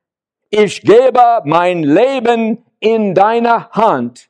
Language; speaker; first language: German; non-native, learner; English